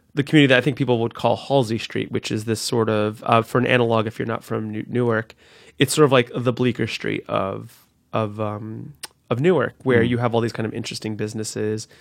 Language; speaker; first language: English; native; English